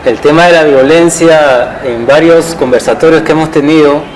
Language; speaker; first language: Spanish; native; Spanish